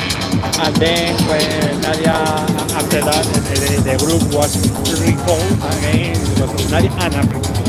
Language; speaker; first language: English; non-native, fluent; Spanish